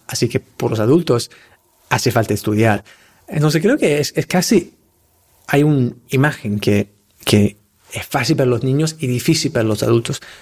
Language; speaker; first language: Spanish; non-native, fluent; English